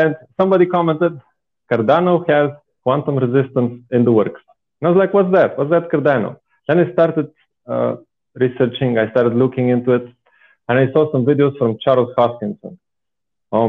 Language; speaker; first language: English; non-native, fluent; Bulgarian